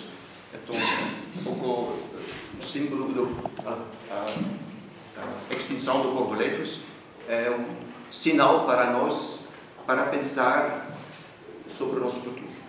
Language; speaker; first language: Portuguese; non-native, fluent; Dutch